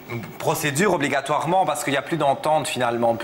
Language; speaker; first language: French; native; French